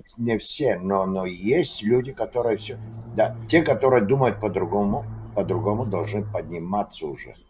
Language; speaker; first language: Russian; non-native, fluent; Spanish